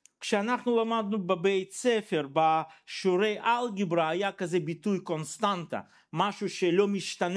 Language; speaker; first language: Hebrew; non-native, fluent; Russian